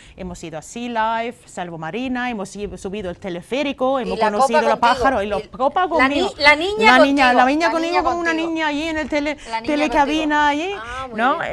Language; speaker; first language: Spanish; non-native, fluent; Swedish